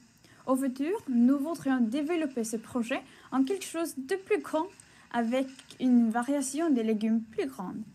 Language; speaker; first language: French; non-native, learner; Swedish